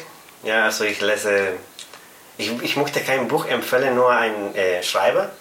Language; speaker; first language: German; non-native, fluent; Spanish